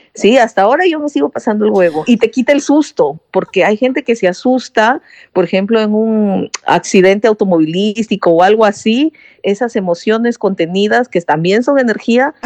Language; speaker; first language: Spanish; native; Spanish